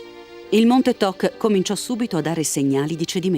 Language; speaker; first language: Italian; native; Italian